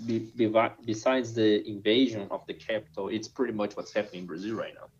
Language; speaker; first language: English; non-native, fluent; Portuguese